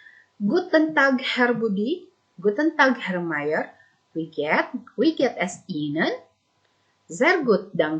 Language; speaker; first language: German; non-native, fluent; Indonesian